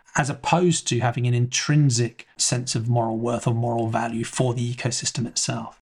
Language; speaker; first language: English; native; English